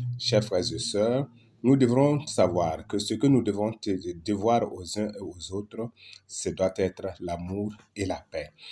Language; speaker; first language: French; non-native, local second language; Lingala